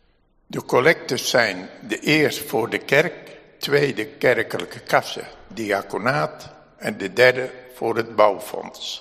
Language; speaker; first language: Dutch; native; Dutch